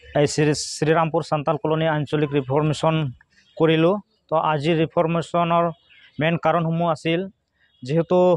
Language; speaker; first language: Assamese; non-native, local second language; Santali